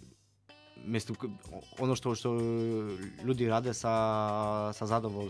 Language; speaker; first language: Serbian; non-native, fluent; Polish